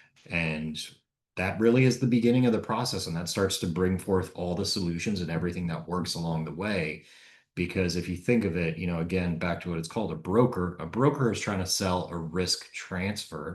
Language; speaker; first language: English; native; English